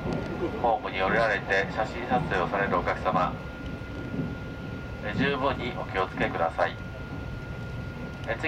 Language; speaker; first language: Japanese; native; Japanese